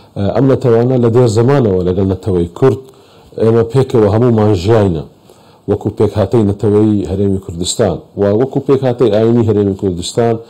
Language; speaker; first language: Central Kurdish; non-native, local second language; Assyrian Neo-Aramaic